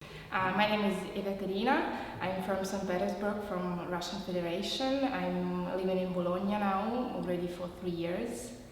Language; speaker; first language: English; non-native, fluent; Russian